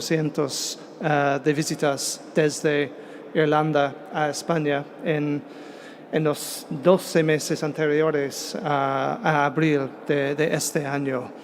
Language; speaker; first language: Spanish; non-native, fluent; English